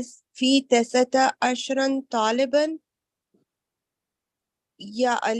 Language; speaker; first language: Arabic; non-native, learner; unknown